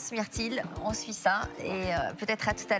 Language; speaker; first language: French; native; French